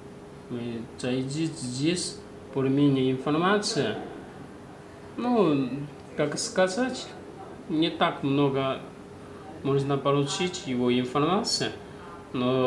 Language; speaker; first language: Russian; non-native, learner; Chinese